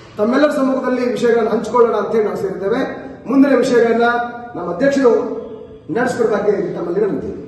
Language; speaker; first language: Kannada; non-native, local second language; Lambadi